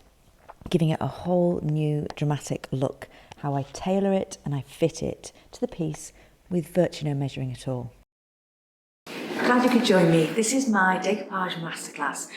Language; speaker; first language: English; native; English